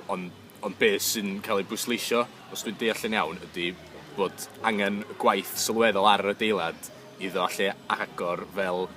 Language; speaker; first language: Welsh; native; Welsh